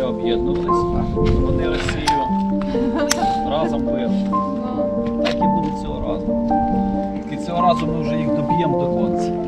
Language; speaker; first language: Ukrainian; native; Ukrainian